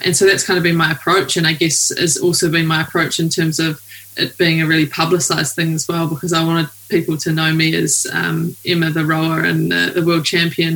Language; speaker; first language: English; native; English